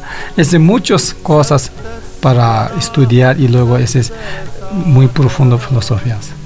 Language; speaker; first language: Spanish; non-native, learner; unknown